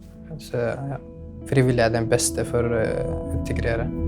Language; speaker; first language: Norwegian; non-native, learner; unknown